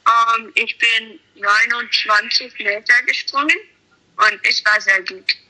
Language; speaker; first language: German; non-native, learner; English